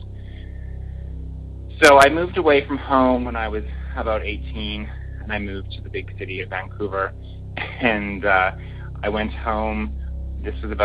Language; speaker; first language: English; native; English